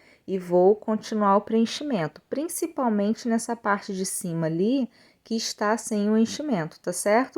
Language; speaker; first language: Portuguese; native; Portuguese